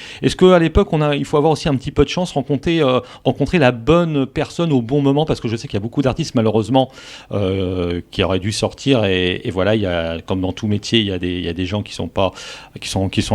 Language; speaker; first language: French; native; French